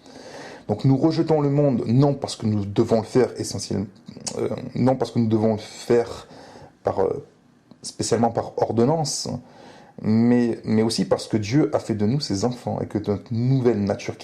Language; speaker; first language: French; native; French